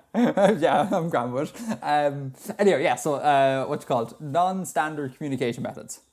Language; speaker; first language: English; native; English